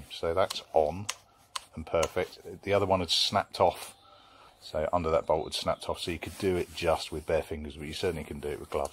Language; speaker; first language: English; native; English